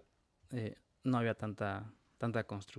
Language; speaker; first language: Spanish; native; Spanish